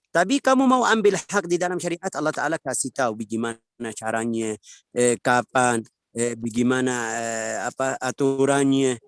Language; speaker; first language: Indonesian; non-native, learner; Arabic